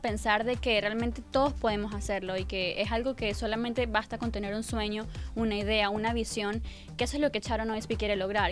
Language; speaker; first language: Spanish; native; Spanish